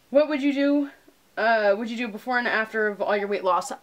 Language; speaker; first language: English; native; English